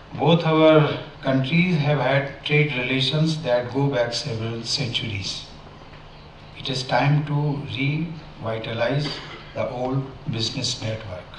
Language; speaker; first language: English; non-native, local second language; Hindi